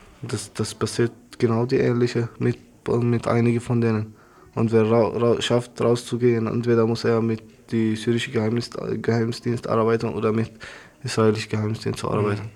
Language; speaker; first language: German; non-native, learner; Arabic